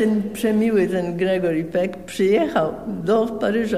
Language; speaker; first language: Polish; early bilingual, heritage; Polish